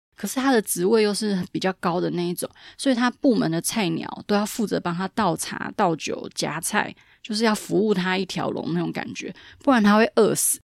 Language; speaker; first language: Chinese; native; Chinese